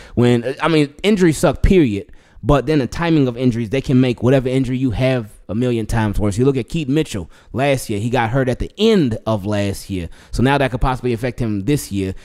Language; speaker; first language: English; native; English